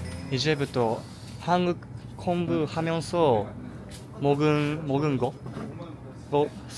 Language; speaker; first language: Korean; non-native, learner; Japanese